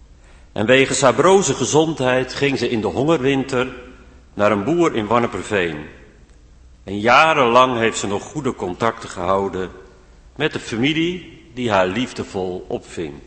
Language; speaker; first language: Dutch; native; Dutch